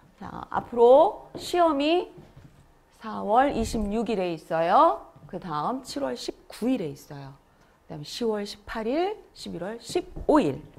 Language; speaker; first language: Korean; native; Korean